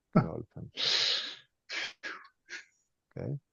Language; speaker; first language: German; non-native, fluent; English